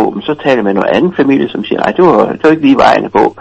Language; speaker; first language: Danish; native; Danish